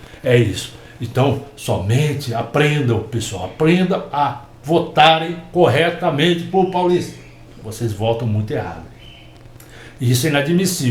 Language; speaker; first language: Portuguese; native; Portuguese